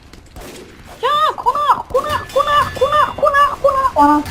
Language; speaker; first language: French; native; French